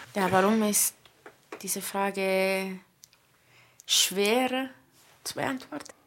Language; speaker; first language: German; non-native, fluent; Italian